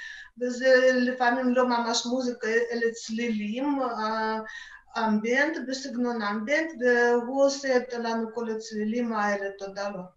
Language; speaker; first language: Hebrew; non-native, fluent; Russian